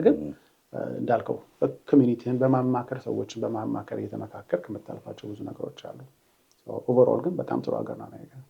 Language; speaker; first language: Amharic; native; Amharic